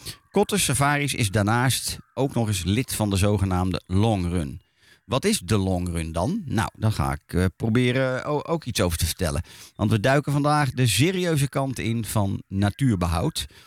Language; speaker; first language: Dutch; native; Dutch